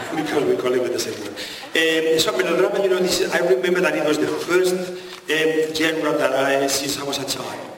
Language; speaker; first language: English; non-native, fluent; Spanish